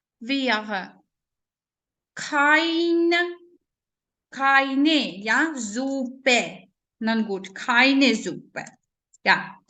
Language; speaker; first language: German; non-native, learner; Ukrainian